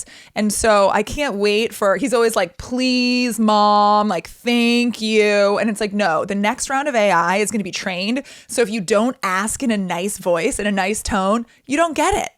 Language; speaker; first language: English; native; English